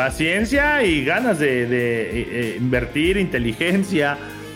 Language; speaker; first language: Spanish; native; Spanish